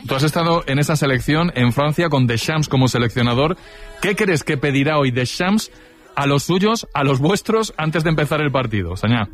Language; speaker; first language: Spanish; native; Spanish